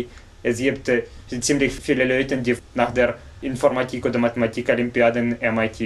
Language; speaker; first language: German; non-native, fluent; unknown